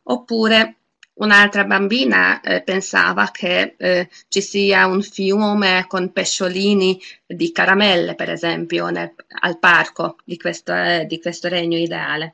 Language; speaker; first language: Italian; non-native, fluent; Hungarian